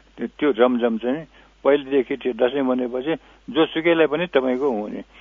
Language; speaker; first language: Nepali; non-native, local second language; Newari